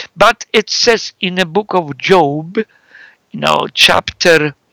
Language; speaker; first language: English; non-native, fluent; Polish